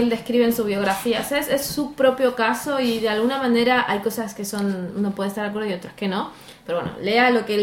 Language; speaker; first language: Spanish; native; Spanish